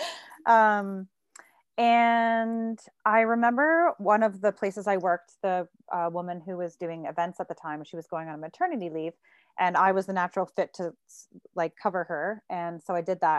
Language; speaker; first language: English; native; English